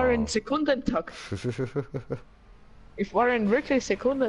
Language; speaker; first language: German; non-native, learner; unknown